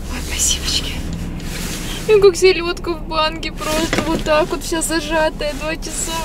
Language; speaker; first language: Russian; native; Russian